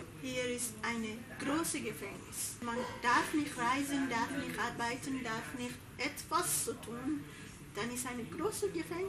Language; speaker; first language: German; non-native, learner; Persian